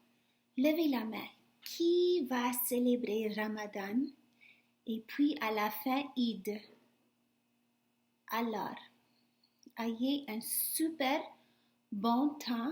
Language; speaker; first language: French; non-native, fluent; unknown